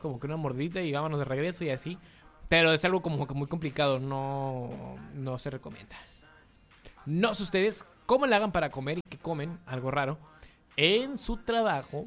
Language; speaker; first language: Spanish; native; Spanish